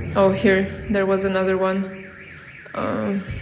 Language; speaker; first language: English; non-native, fluent; Ukrainian